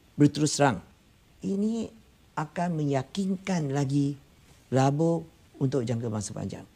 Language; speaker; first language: Malay; non-native, local second language; Chinese